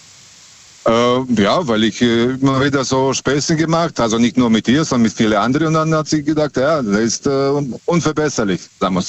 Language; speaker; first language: German; non-native, fluent; Serbian